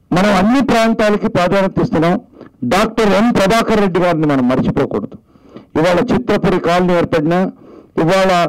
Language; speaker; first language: Telugu; native; Telugu